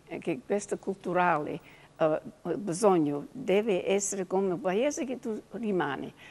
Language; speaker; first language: Italian; early bilingual, heritage; English